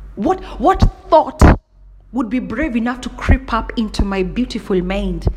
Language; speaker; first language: English; non-native, local second language; Kikuyu